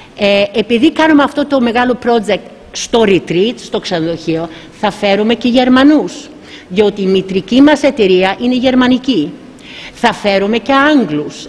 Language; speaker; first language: Greek; native; Greek